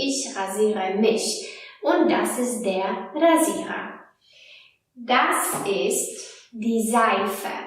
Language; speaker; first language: German; non-native, fluent; Polish